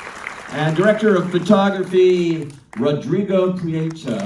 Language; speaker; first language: English; native; English